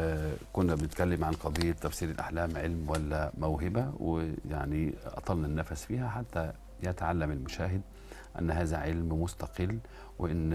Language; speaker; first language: Arabic; native; Arabic